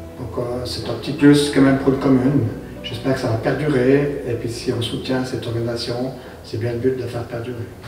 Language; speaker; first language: French; native; French